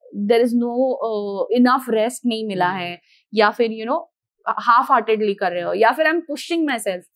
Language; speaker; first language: Hindi; non-native, local second language; Marathi